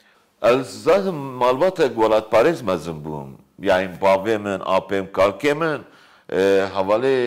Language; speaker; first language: Kurdish; native; Kurdish